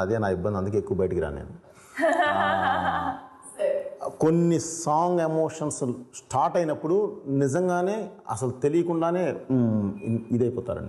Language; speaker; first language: Telugu; native; Telugu